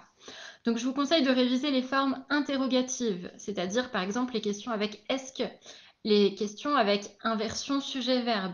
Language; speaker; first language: French; native; French